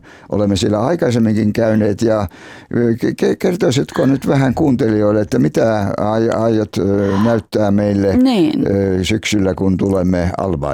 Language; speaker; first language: Finnish; native; Finnish